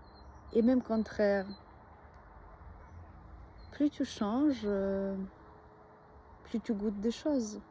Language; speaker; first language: French; non-native, fluent; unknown